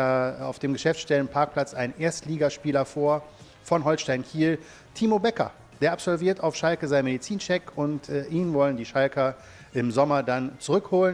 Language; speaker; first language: German; native; German